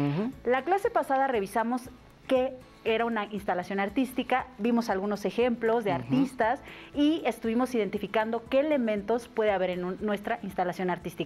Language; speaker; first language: Spanish; native; Spanish